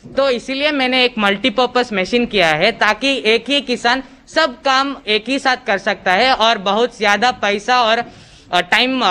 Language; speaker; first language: Hindi; non-native, local second language; Kannada